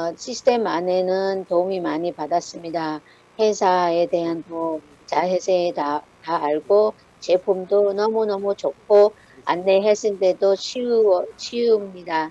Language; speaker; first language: Korean; non-native, learner; Thai